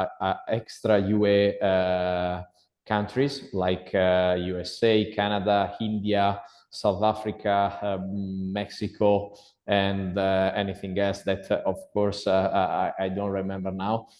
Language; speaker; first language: English; non-native, learner; Italian